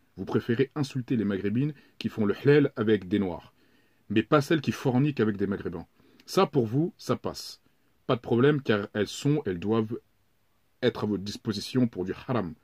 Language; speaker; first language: French; native; French